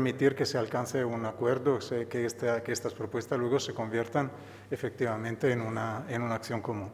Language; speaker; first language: Spanish; non-native, fluent; Italian